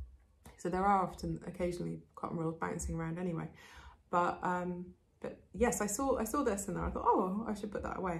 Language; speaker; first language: English; native; English